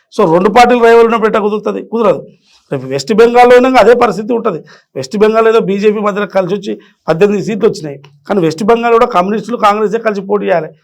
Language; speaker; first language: Telugu; native; Telugu